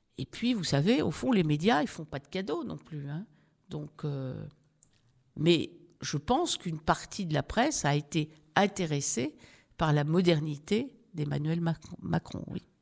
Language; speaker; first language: French; native; French